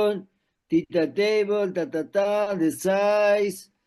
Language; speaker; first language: English; non-native, learner; Spanish